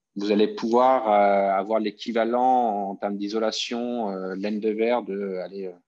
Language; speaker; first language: French; native; French